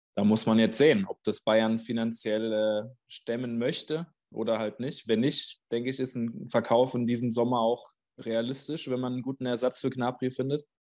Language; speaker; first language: German; native; German